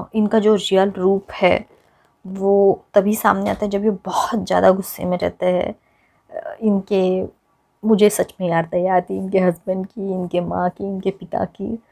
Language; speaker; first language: Hindi; non-native, local second language; Marathi